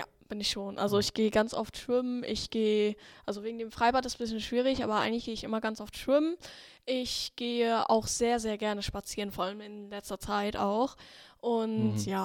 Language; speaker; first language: German; native; German